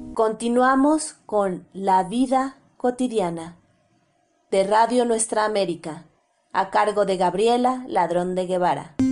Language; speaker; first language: Spanish; native; Spanish